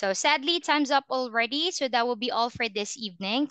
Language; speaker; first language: English; non-native, fluent; Filipino